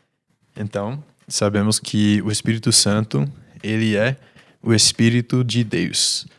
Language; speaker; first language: Portuguese; non-native, fluent; English